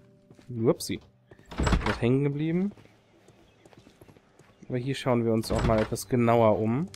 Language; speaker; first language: German; native; German